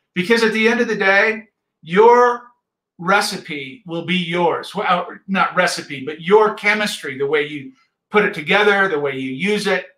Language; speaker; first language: English; native; English